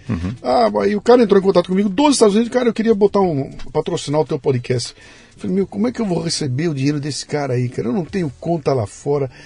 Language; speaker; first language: Portuguese; native; Portuguese